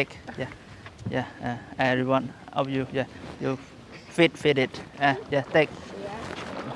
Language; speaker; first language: English; non-native, learner; Khmer